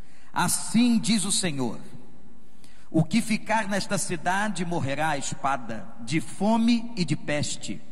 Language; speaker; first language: Portuguese; native; Portuguese